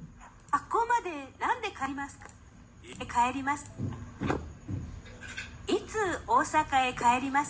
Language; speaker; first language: Japanese; non-native, learner; Filipino